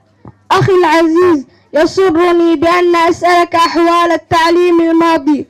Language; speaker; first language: Arabic; non-native, learner; Somali